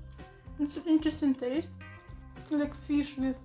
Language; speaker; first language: English; non-native, learner; Russian